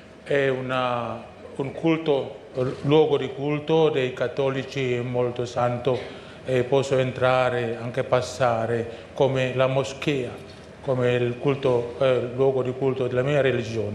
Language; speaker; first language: Italian; non-native, learner; Indonesian